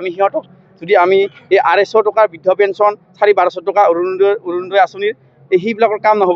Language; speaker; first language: Assamese; non-native, local second language; Bodo